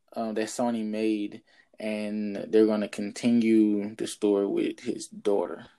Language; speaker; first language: English; native; English